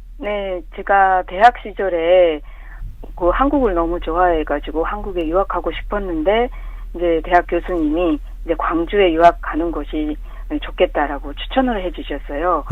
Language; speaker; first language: Korean; non-native, fluent; Japanese